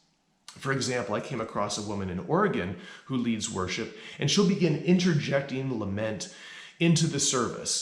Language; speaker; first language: English; native; English